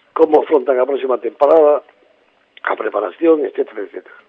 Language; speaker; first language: Spanish; non-native, local second language; Galician